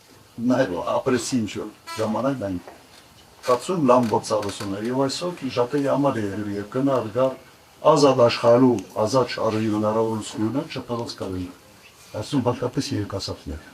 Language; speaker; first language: Armenian; native; Armenian